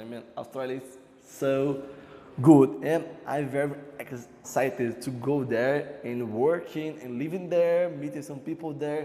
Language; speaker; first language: English; non-native, learner; Portuguese